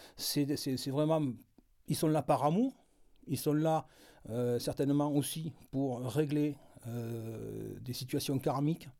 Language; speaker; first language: French; native; French